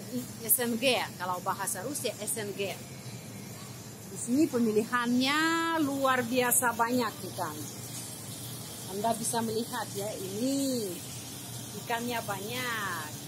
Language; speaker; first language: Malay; non-native, fluent; Russian